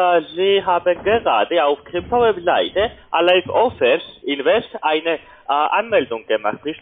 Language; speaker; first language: German; non-native, learner; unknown